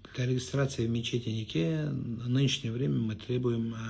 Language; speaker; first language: Russian; non-native, local second language; Kazakh